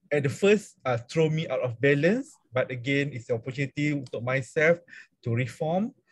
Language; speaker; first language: English; non-native, local second language; Malay